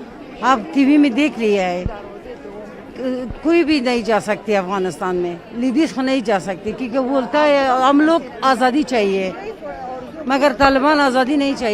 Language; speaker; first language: Hindi; non-native, learner; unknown